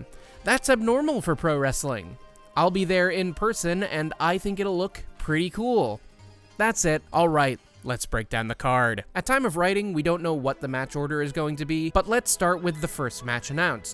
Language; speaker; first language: English; native; English